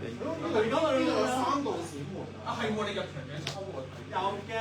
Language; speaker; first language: Cantonese; native; Cantonese